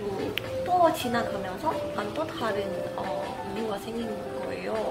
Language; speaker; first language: Korean; non-native, learner; Malay